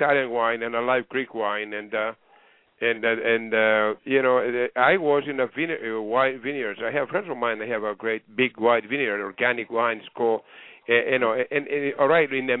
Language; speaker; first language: English; non-native, fluent; Greek